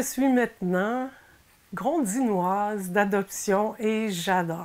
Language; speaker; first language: French; native; French